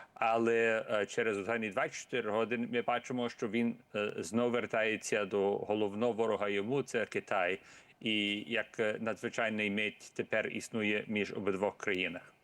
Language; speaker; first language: Ukrainian; early bilingual, heritage; Ukrainian